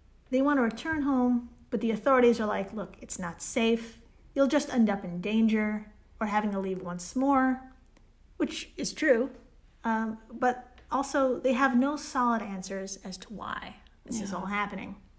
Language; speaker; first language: English; native; English